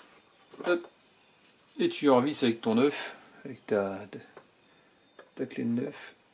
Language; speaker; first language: French; native; French